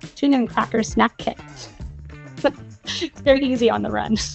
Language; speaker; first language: English; native; English